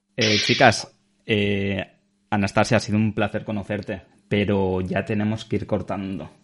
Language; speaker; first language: Spanish; native; Spanish